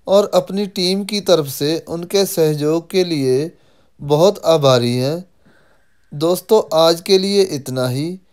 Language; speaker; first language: Hindi; non-native, local second language; Punjabi